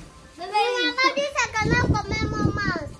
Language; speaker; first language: Spanish; native; Spanish